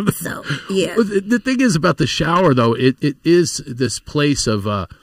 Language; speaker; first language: English; native; English